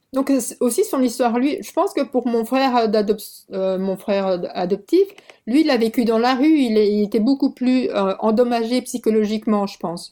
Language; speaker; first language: French; early bilingual, other home language; Korean